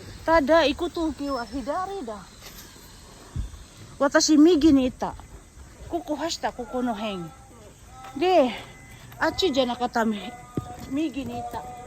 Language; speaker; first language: Japanese; non-native, fluent; Filipino